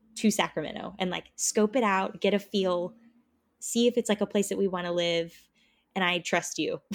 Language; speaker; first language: English; native; English